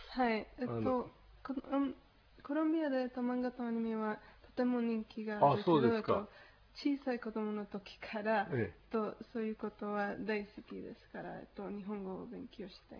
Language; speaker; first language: Japanese; non-native, learner; Spanish